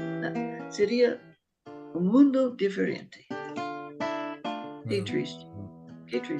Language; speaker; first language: Portuguese; non-native, fluent; English